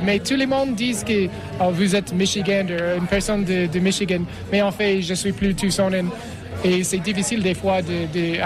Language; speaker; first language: French; non-native, fluent; English